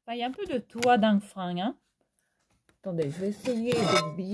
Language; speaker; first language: French; native; French